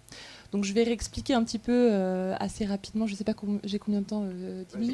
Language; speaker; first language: French; native; French